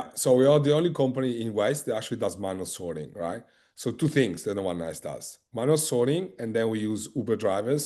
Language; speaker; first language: English; non-native, fluent; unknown